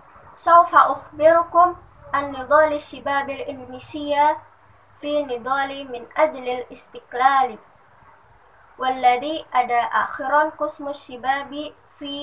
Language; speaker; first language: Arabic; non-native, learner; Indonesian